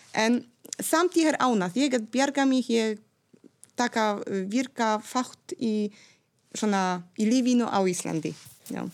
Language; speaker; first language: Icelandic; non-native, fluent; Polish